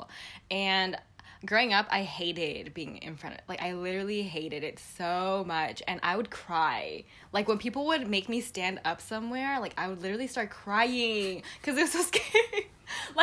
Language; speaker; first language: English; native; English